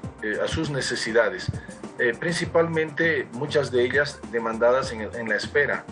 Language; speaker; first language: Spanish; native; Spanish